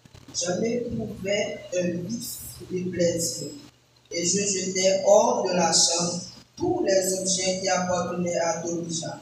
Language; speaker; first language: French; non-native, local second language; Haitian Creole